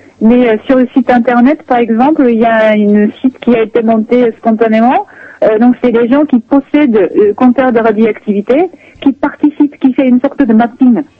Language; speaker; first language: French; non-native, fluent; Japanese